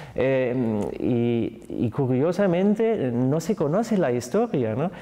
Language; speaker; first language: Spanish; non-native, fluent; German